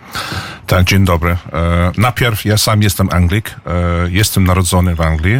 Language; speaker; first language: Polish; early bilingual, heritage; English